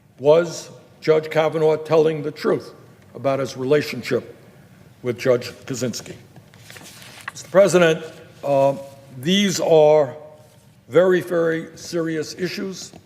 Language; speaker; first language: English; native; English